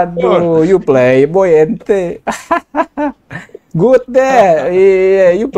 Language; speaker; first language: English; non-native, learner; Indonesian